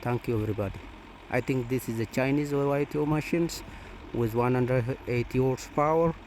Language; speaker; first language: English; non-native, local second language; Amharic